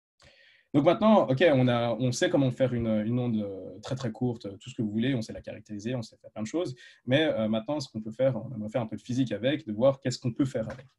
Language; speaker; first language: French; native; French